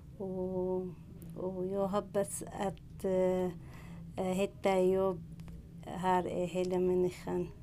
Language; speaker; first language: Swedish; non-native, learner; Arabic